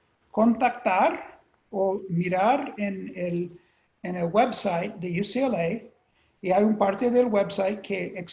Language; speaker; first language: Spanish; non-native, fluent; English